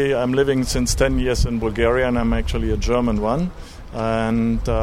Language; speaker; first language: English; non-native, learner; German